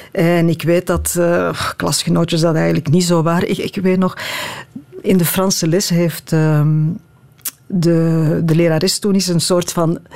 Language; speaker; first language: Dutch; native; Dutch